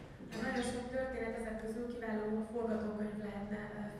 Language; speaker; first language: Hungarian; native; Hungarian